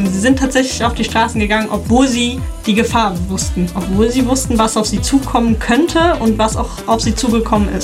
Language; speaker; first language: German; native; German